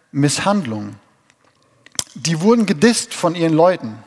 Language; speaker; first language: German; native; German